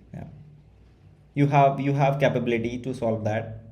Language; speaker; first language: English; non-native, learner; Hindi